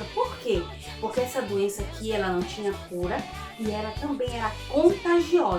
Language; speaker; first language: Portuguese; native; Portuguese